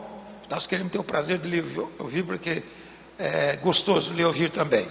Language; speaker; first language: Portuguese; native; Portuguese